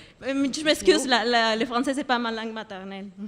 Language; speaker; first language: French; non-native, fluent; Spanish